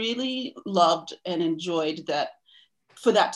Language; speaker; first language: English; native; English